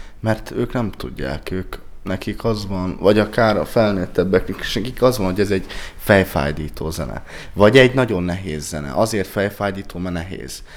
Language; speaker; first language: Hungarian; native; Hungarian